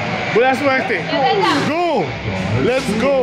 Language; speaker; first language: Spanish; non-native, learner; English